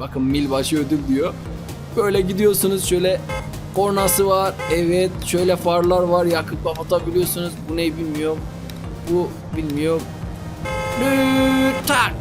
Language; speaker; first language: Turkish; native; Turkish